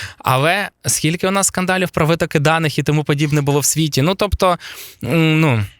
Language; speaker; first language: Ukrainian; non-native, local second language; Russian